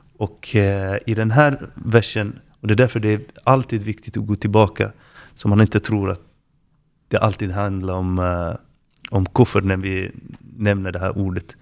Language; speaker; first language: Swedish; non-native, fluent; Arabic